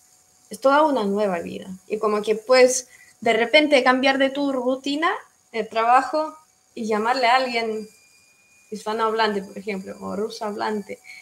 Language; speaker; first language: Spanish; non-native, fluent; Russian